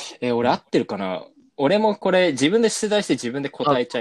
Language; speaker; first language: Japanese; native; Japanese